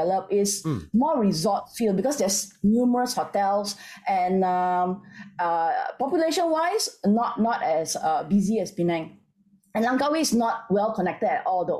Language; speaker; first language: English; non-native, local second language; Min Nan Chinese